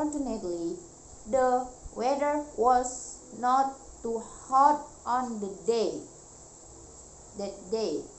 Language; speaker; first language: English; non-native, learner; Indonesian